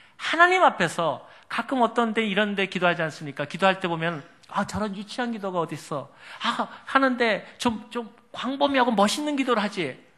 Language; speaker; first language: Korean; native; Korean